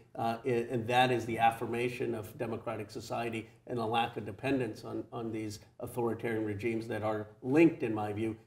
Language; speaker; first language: English; native; English